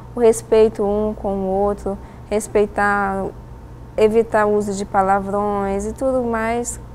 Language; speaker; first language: Portuguese; native; Portuguese